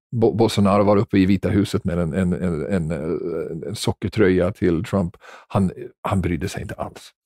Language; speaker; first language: Swedish; non-native, fluent; English